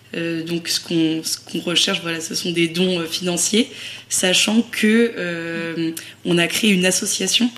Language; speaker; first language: French; native; French